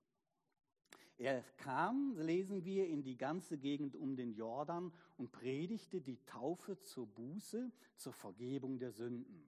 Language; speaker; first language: German; native; German